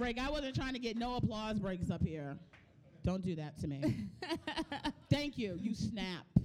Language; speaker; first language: English; native; English